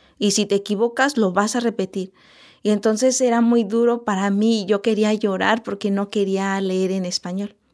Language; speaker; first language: Spanish; non-native, local second language; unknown